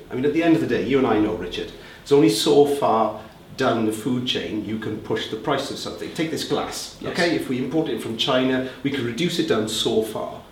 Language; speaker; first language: English; native; English